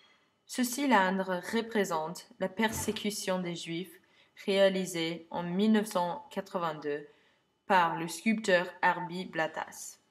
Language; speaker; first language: French; non-native, learner; English